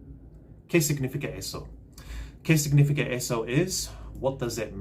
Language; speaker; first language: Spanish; non-native, fluent; English